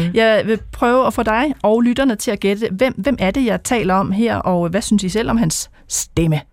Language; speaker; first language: Danish; native; Danish